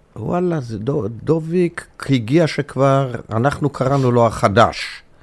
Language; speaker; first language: Hebrew; early bilingual, other home language; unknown